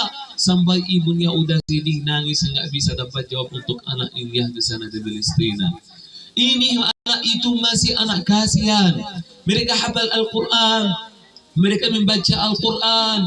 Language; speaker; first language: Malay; non-native, fluent; Arabic